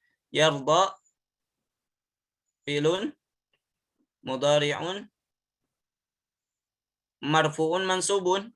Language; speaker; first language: Arabic; non-native, fluent; Indonesian